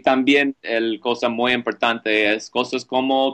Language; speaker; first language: Spanish; non-native, learner; English